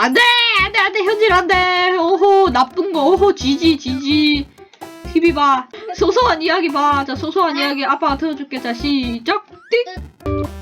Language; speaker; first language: Korean; native; Korean